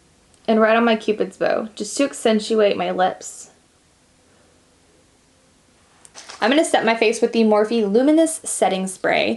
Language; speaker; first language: English; native; English